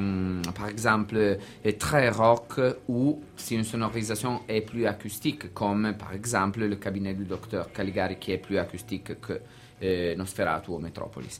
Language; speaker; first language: French; non-native, learner; Italian